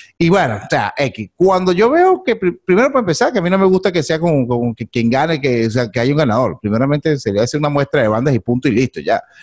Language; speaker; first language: Spanish; native; Spanish